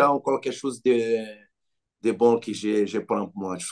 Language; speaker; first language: French; non-native, learner; Portuguese